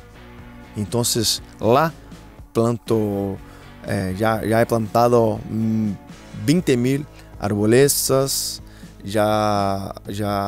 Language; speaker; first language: Spanish; non-native, fluent; Portuguese